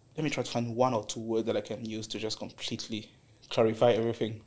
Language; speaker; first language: English; non-native, fluent; French